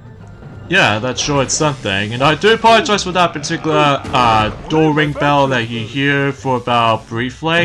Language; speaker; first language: English; native; English